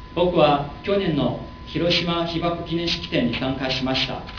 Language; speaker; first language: Japanese; non-native, learner; Chinese